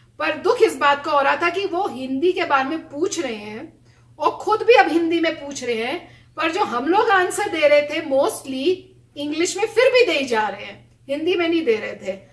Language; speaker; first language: Hindi; native; Hindi